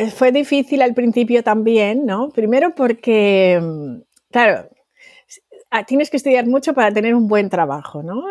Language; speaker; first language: Spanish; native; Spanish